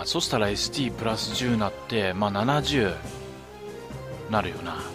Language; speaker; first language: Japanese; native; Japanese